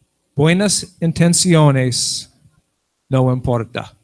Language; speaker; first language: Spanish; non-native, learner; English